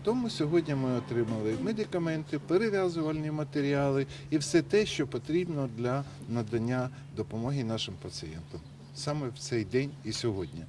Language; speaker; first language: Ukrainian; native; Ukrainian